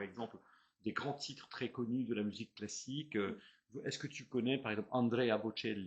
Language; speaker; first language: French; native; French